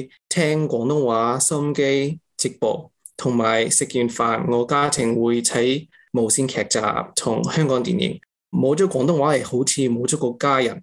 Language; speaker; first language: Cantonese; early bilingual, heritage; English